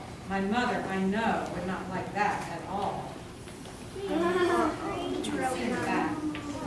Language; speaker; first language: English; native; English